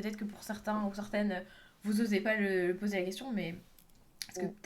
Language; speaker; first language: French; native; French